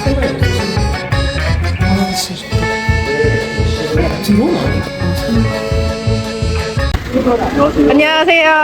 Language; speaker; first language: Korean; native; Korean